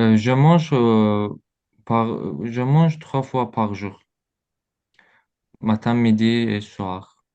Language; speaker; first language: French; non-native, learner; Azerbaijani